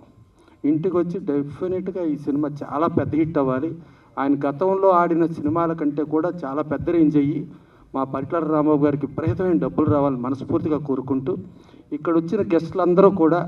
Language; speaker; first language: Telugu; native; Telugu